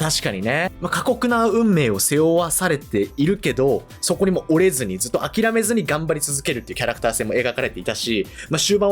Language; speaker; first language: Japanese; native; Japanese